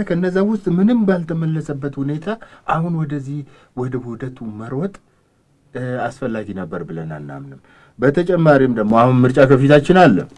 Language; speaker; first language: Amharic; non-native, local second language; Oromo